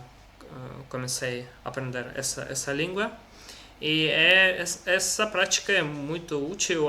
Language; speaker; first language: Portuguese; non-native, learner; Russian